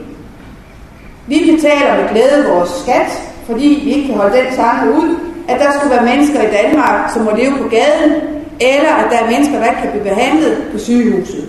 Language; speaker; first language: Danish; native; Danish